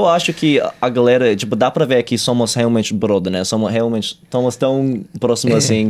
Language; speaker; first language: Portuguese; non-native, fluent; English